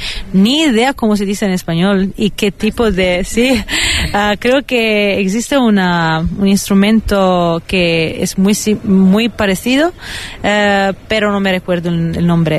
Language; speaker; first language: Spanish; non-native, fluent; Italian